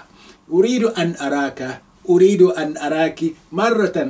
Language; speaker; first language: Arabic; non-native, fluent; Yoruba